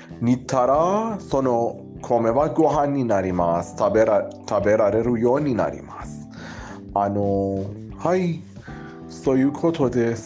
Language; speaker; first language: Japanese; non-native, learner; Persian